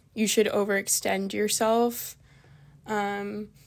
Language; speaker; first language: English; native; English